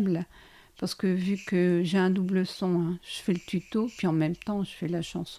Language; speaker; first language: French; native; French